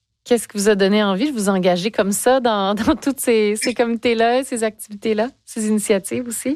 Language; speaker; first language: French; native; French